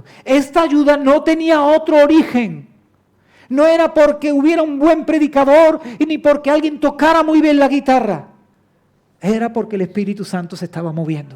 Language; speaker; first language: Spanish; native; Spanish